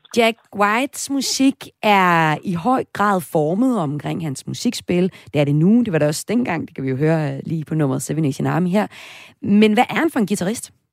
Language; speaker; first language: Danish; native; Danish